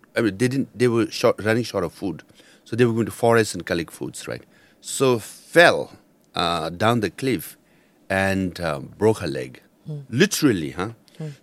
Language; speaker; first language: English; non-native, local second language; Nepali